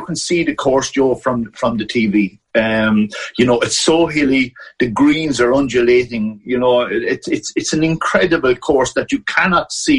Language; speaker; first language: English; native; English